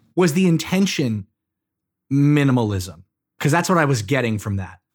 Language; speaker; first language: English; native; English